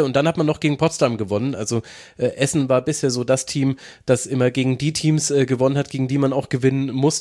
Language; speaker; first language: German; native; German